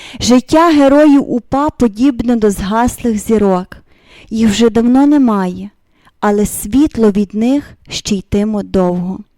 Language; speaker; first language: Ukrainian; native; Ukrainian